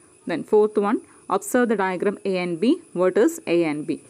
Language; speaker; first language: English; non-native, local second language; Malayalam